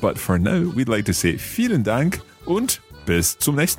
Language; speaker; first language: German; non-native, fluent; English